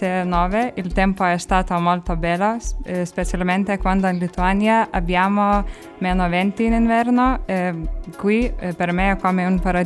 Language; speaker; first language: Italian; non-native, learner; Lithuanian